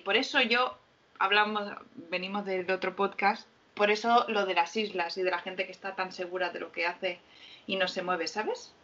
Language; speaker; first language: Spanish; native; Spanish